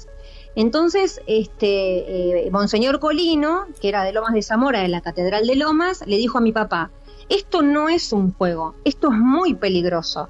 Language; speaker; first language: Spanish; native; Spanish